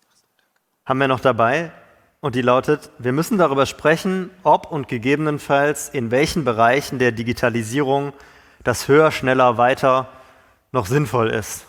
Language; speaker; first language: German; native; German